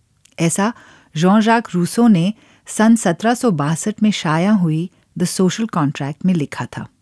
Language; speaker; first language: Hindi; native; Hindi